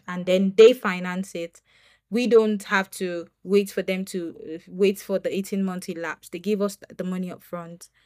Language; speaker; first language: English; non-native, local second language; Yoruba